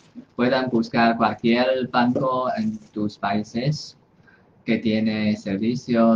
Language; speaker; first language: Spanish; non-native, fluent; Chinese